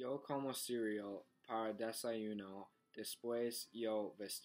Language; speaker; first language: Spanish; non-native, learner; English